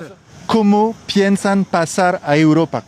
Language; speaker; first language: Spanish; non-native, learner; French